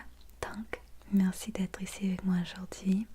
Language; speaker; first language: French; non-native, learner; English